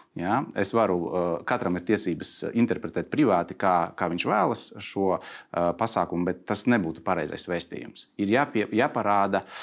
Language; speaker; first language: Latvian; non-native, local second language; Russian